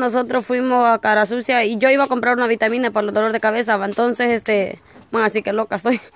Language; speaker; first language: Spanish; native; Spanish